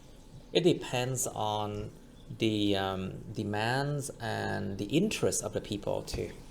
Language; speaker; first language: English; non-native, fluent; Vietnamese